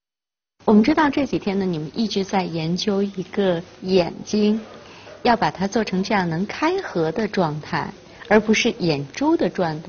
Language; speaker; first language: Chinese; native; Chinese